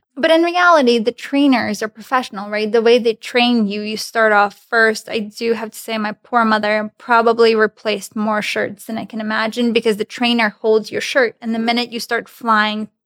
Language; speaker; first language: English; non-native, fluent; Russian